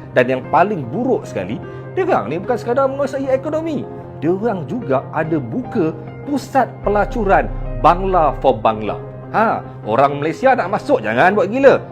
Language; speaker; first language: Malay; native; Malay